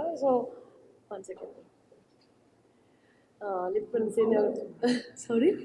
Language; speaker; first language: Tamil; non-native, learner; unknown